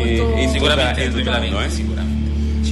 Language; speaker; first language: Italian; native; Italian